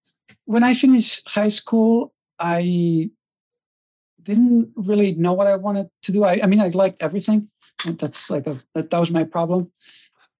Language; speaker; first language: English; non-native, fluent; Catalan